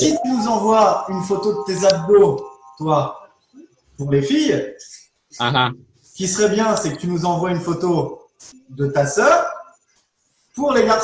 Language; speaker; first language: French; native; French